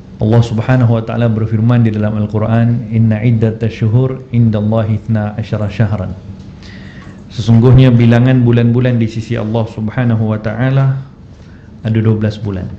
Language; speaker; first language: Malay; non-native, fluent; Malayalam